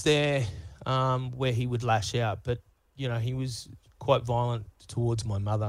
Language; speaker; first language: English; native; English